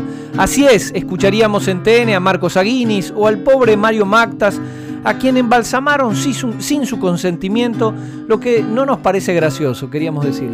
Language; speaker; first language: Spanish; native; Spanish